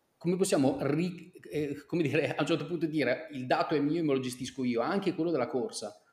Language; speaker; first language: Italian; native; Italian